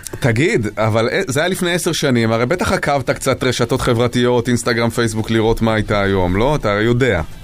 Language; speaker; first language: Hebrew; native; Hebrew